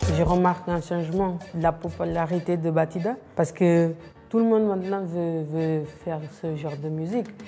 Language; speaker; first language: French; non-native, fluent; Portuguese